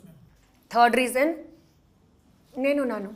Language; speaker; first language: Telugu; non-native, learner; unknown